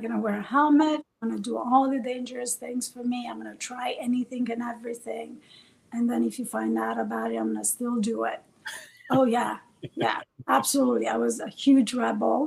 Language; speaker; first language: English; non-native, fluent; Persian